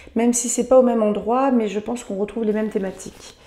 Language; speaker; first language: French; native; French